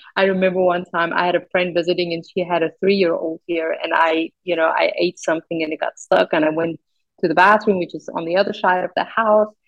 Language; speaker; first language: English; non-native, local second language; Afrikaans